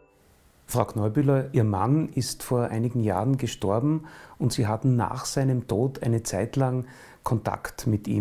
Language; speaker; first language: German; native; German